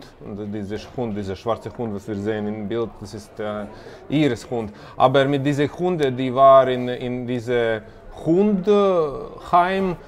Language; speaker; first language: German; non-native, learner; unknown